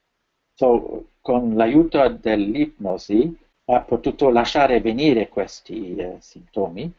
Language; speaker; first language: Italian; non-native, fluent; French